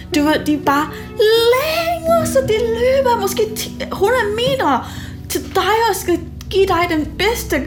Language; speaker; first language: Danish; non-native, fluent; Malay